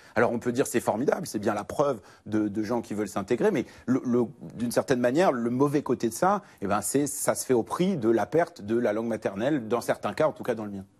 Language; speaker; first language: French; early bilingual, other home language; Arabic